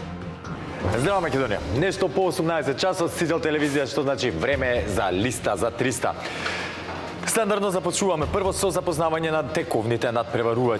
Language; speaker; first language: Macedonian; native; Macedonian